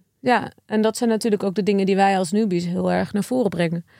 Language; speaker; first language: Dutch; native; Dutch